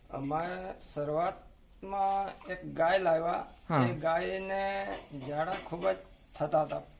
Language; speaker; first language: Gujarati; native; Gujarati